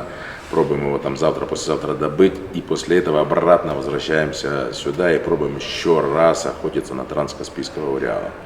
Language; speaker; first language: Russian; native; Russian